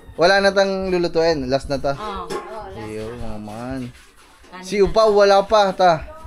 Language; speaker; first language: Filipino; non-native, local second language; Cebuano